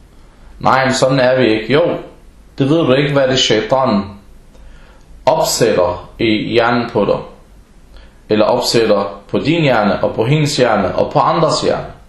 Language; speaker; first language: Danish; early bilingual, other home language; Arabic